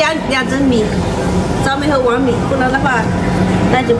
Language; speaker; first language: Chinese; non-native, local second language; Min Nan Chinese